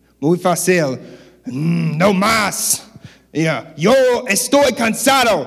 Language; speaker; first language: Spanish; non-native, learner; English